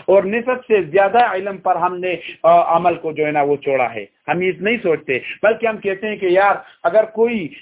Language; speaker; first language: Urdu; non-native, local second language; Pashto